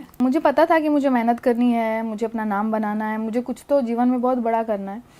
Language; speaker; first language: Hindi; native; Hindi